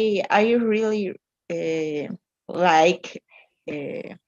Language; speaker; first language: English; non-native, learner; Spanish